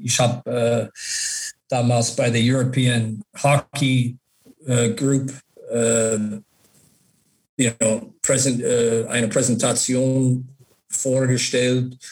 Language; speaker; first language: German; non-native, learner; English